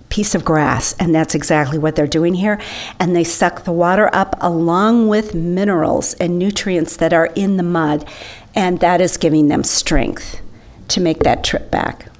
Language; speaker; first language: English; native; English